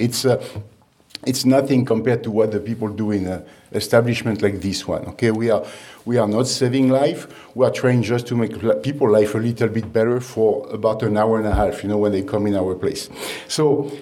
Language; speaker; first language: English; non-native, fluent; French